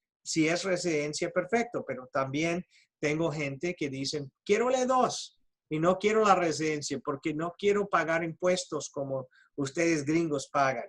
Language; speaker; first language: Spanish; early bilingual, heritage; Spanish